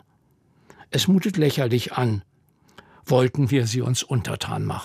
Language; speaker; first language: German; native; German